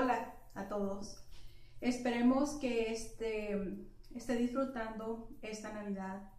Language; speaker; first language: Spanish; early bilingual, heritage; Spanish